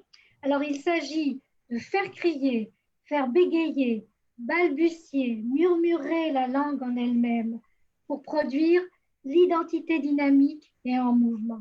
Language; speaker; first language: French; native; French